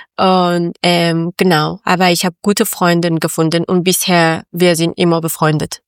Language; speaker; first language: German; non-native, learner; Persian